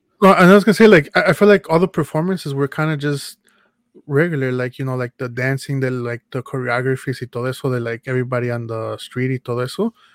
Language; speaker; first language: English; early bilingual, other home language; Spanish